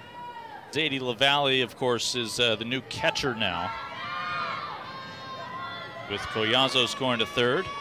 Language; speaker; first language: English; native; English